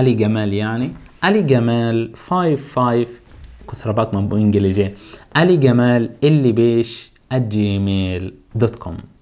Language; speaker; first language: Turkish; non-native, fluent; Arabic